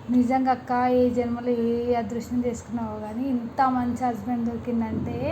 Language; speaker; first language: Telugu; native; Telugu